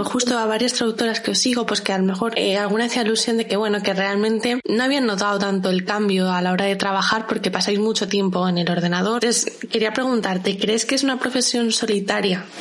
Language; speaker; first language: Spanish; native; Spanish